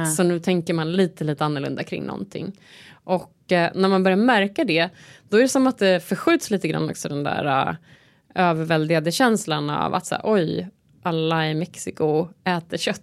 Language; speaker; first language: Swedish; native; Swedish